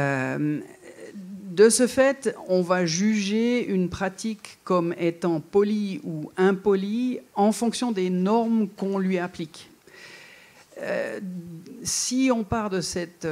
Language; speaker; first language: French; native; French